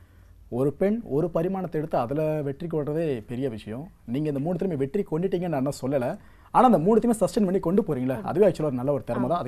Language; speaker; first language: Tamil; native; Tamil